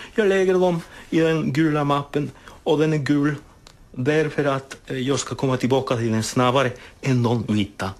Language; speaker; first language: Swedish; non-native, fluent; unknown